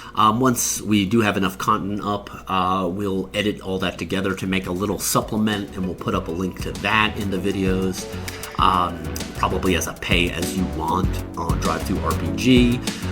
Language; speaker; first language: English; native; English